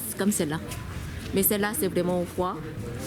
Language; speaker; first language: French; non-native, learner; Korean